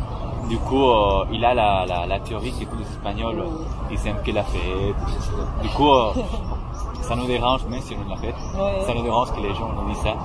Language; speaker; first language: French; non-native, fluent; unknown